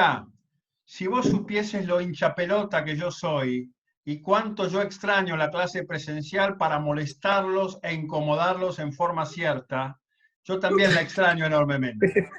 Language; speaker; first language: Spanish; native; Spanish